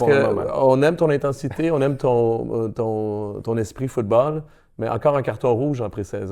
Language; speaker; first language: French; native; French